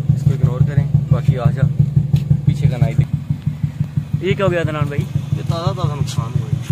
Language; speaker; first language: Urdu; non-native, local second language; Punjabi